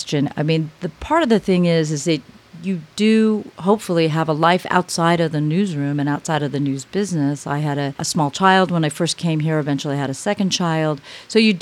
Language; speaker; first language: English; native; English